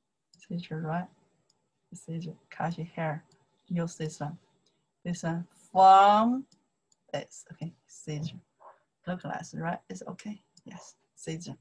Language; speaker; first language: English; non-native, learner; Chinese